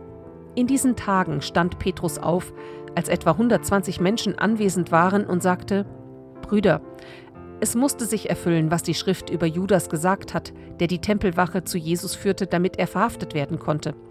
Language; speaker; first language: German; native; German